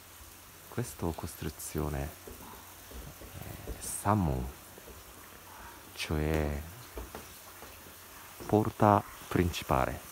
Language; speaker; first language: Italian; non-native, learner; Japanese